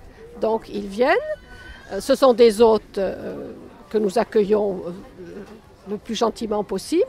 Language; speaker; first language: French; native; French